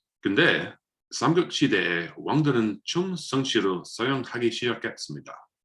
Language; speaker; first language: Korean; non-native, learner; English